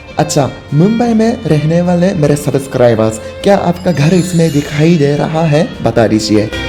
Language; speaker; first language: Hindi; non-native, fluent; Japanese